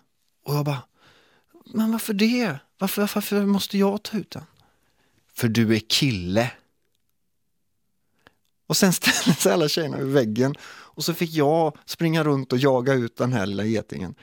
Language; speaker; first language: Swedish; native; Swedish